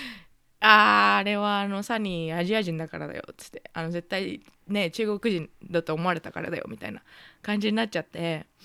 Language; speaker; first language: Japanese; native; Japanese